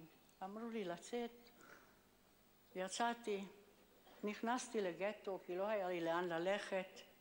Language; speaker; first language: Hebrew; non-native, fluent; Hungarian